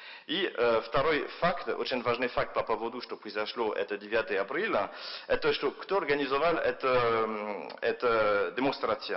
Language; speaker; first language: Russian; non-native, fluent; French